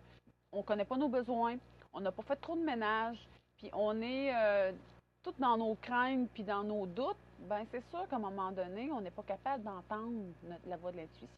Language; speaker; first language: French; native; French